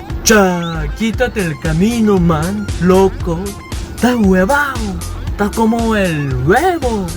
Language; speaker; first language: Spanish; non-native, learner; Korean